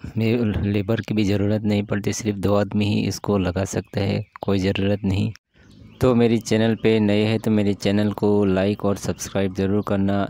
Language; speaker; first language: Hindi; native; Hindi